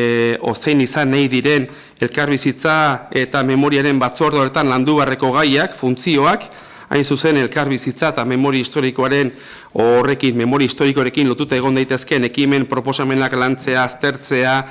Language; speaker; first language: Basque; native; Basque